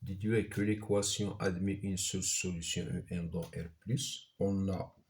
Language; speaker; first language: French; non-native, local second language; Arabic